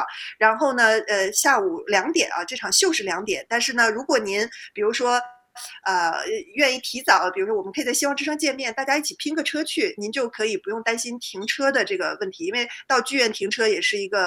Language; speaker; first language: Chinese; native; Chinese